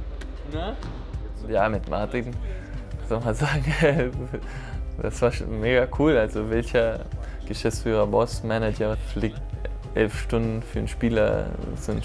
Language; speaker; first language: German; non-native, fluent; Spanish